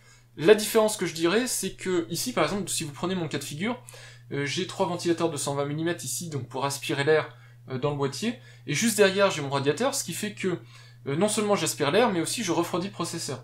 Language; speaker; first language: French; native; French